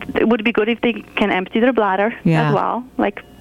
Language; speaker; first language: English; non-native, fluent; Polish